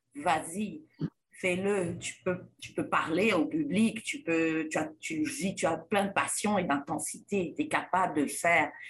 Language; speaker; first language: French; non-native, local second language; Lingala